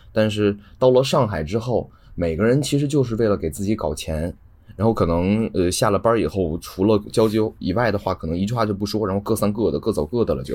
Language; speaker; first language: Chinese; native; Chinese